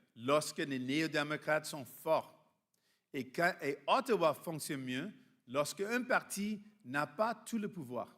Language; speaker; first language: French; non-native, fluent; English